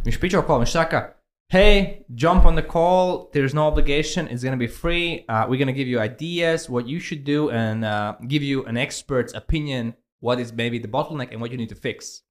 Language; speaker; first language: English; non-native, fluent; Latvian